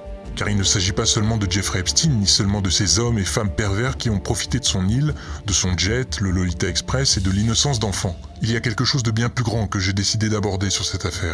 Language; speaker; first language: French; native; French